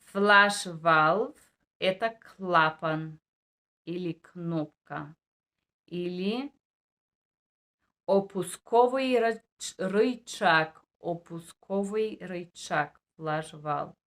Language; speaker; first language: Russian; non-native, learner; Bulgarian